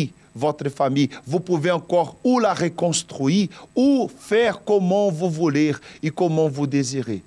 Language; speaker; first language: French; non-native, fluent; Portuguese